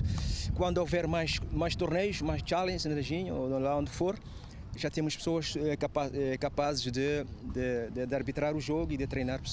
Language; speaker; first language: Portuguese; non-native, local second language; Kabuverdianu